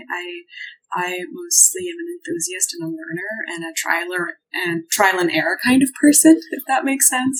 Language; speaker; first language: English; non-native, local second language; Urdu